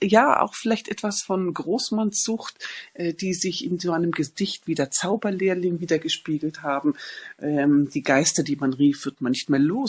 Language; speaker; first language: German; native; German